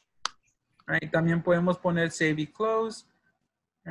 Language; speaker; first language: Spanish; early bilingual, heritage; Spanish